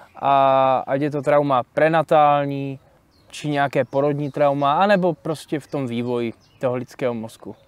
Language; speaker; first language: Czech; native; Czech